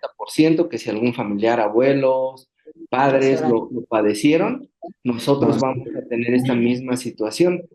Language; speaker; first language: Spanish; native; Spanish